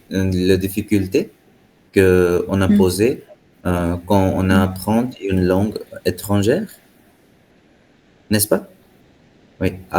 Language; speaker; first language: French; non-native, fluent; Hindi